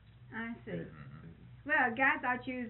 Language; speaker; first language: English; native; English